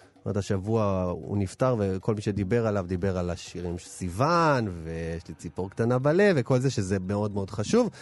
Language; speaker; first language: Hebrew; native; Hebrew